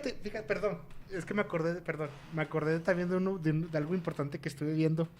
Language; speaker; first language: Spanish; native; Spanish